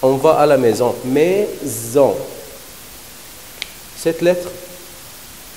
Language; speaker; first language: French; non-native, learner; Arabic